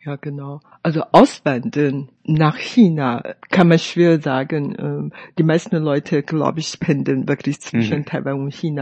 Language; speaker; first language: German; non-native, fluent; Chinese